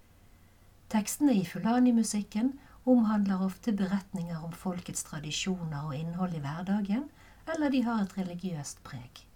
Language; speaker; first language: Norwegian; native; Norwegian